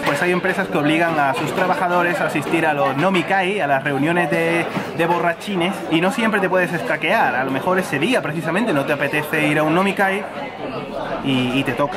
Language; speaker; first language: Spanish; native; Spanish